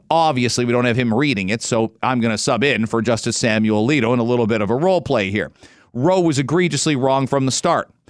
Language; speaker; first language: English; native; English